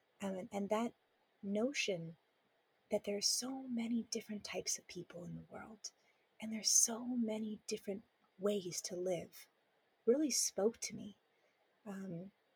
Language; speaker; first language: English; native; English